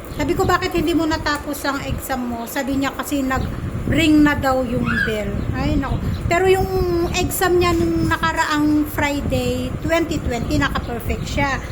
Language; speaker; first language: Filipino; native; Filipino